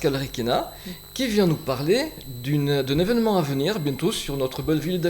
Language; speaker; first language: French; native; French